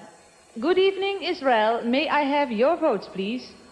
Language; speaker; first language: English; non-native, fluent; Dutch